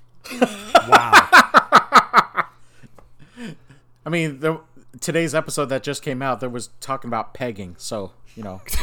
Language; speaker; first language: English; native; English